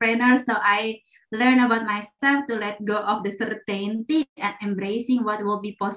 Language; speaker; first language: English; non-native, fluent; Indonesian